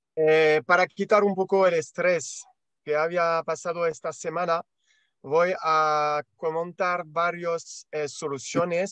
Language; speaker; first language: Spanish; non-native, learner; French